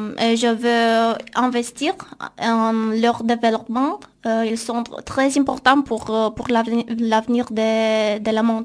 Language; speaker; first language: French; non-native, learner; Romanian